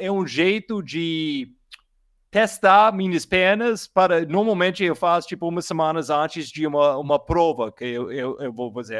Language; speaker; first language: Portuguese; non-native, learner; English